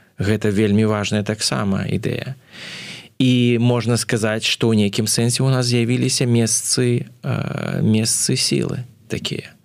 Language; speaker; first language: Belarusian; non-native, local second language; Russian